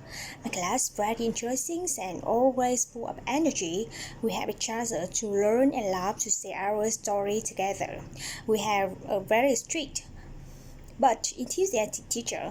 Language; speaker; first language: English; non-native, learner; Vietnamese